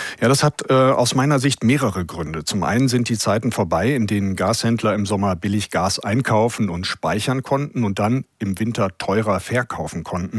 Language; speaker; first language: German; native; German